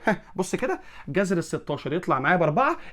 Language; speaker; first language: Arabic; native; Arabic